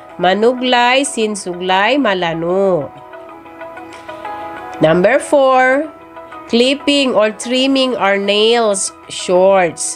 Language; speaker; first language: English; non-native, local second language; Tausug